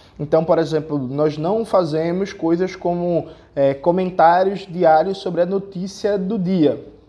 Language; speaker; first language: Portuguese; native; Portuguese